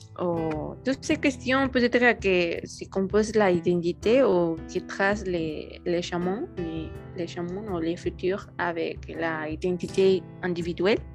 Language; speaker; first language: French; non-native, learner; Spanish